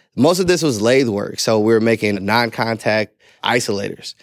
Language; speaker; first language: English; native; English